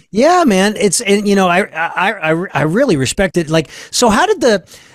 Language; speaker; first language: English; native; English